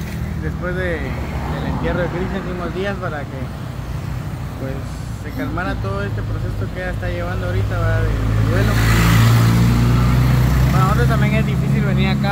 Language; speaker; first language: Spanish; native; Spanish